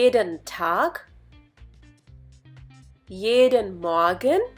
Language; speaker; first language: German; non-native, fluent; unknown